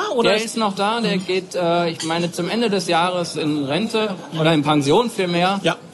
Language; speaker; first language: German; native; German